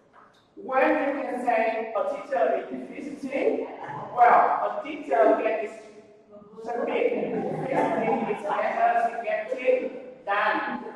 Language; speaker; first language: English; non-native, learner; Vietnamese